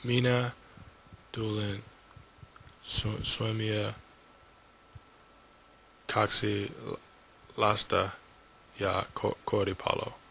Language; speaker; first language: Finnish; non-native, learner; English